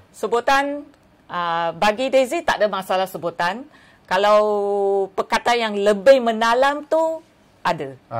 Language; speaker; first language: Malay; non-native, local second language; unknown